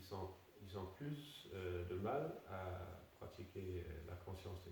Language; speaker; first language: French; non-native, fluent; Danish